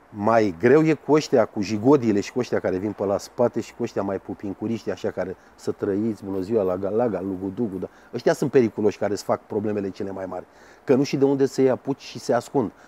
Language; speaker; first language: Romanian; native; Romanian